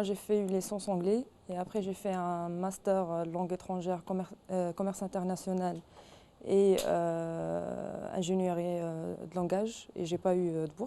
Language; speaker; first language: French; non-native, local second language; Arabic